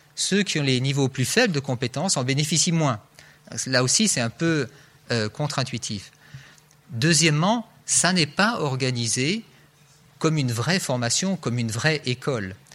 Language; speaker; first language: French; native; French